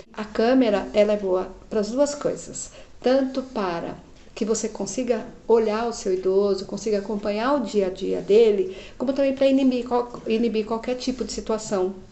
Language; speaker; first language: Portuguese; native; Portuguese